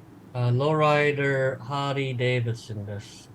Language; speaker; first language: Japanese; non-native, learner; English